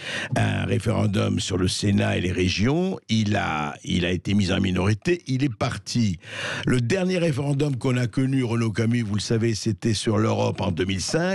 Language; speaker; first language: French; native; French